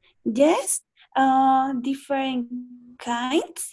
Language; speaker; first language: English; non-native, learner; Spanish